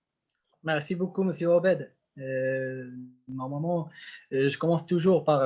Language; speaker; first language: French; non-native, local second language; Arabic